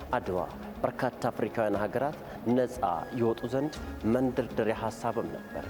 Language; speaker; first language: Amharic; native; Amharic